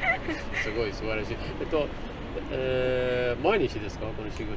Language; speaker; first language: Japanese; non-native, learner; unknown